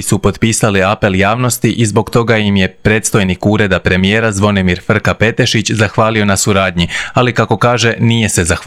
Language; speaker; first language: Croatian; native; Croatian